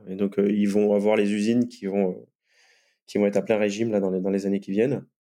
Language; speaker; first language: French; native; French